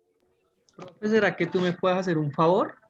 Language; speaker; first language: Spanish; native; Spanish